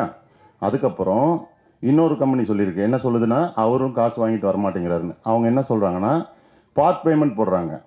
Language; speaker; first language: Tamil; native; Tamil